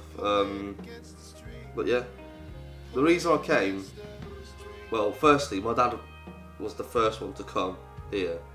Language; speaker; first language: English; early bilingual, other home language; Polish